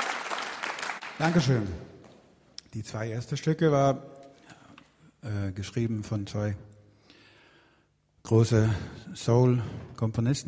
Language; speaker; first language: German; non-native, learner; Swedish